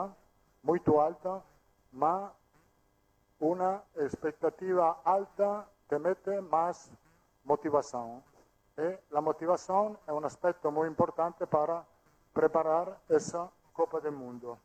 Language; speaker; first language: Portuguese; non-native, fluent; Italian